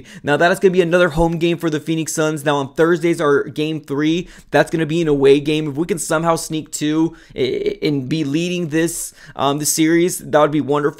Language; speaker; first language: English; native; English